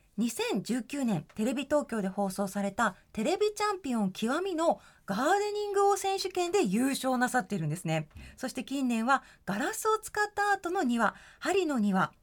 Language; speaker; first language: Japanese; native; Japanese